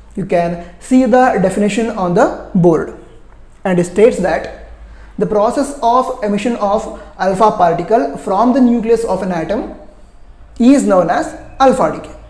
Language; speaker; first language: English; non-native, local second language; Kannada